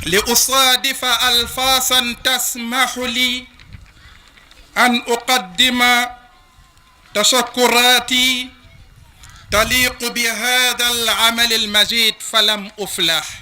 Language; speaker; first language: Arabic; non-native, fluent; Wolof